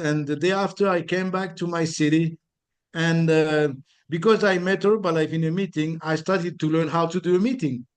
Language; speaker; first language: English; non-native, fluent; French